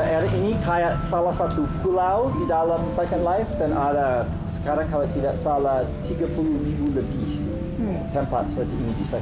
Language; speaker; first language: Indonesian; non-native, fluent; English